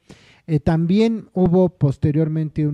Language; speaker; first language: Spanish; native; Spanish